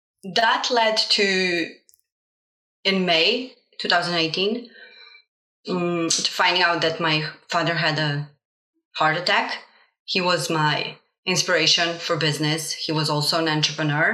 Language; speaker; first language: English; non-native, fluent; Slovenian